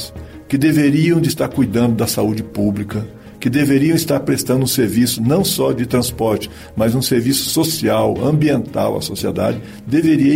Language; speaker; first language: Portuguese; native; Portuguese